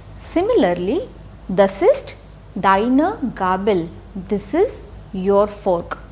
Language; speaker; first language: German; non-native, fluent; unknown